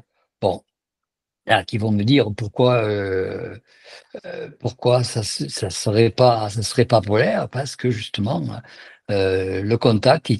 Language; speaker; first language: French; native; French